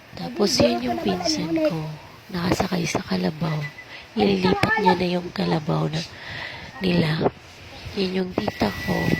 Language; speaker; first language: Filipino; non-native, local second language; Waray